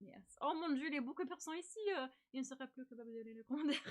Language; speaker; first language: French; non-native, learner; English